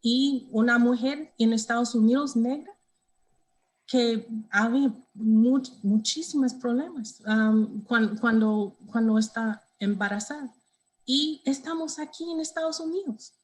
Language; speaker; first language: Spanish; non-native, learner; English